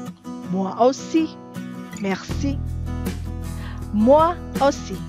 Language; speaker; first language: French; non-native, fluent; Indonesian